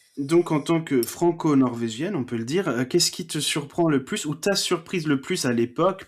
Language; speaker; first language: French; native; French